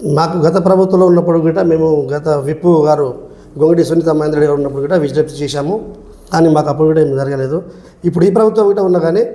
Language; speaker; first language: Telugu; non-native, local second language; Lambadi